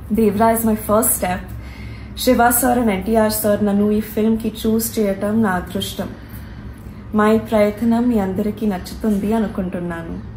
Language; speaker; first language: Telugu; non-native, learner; Hindi